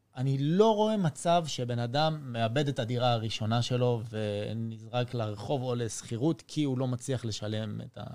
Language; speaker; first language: Hebrew; early bilingual, other home language; French